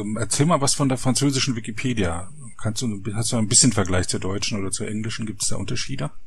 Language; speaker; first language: German; native; German